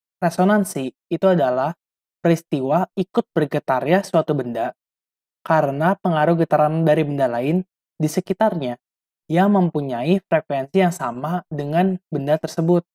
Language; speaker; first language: Indonesian; native; Indonesian